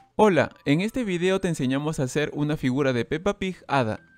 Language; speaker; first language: Spanish; native; Spanish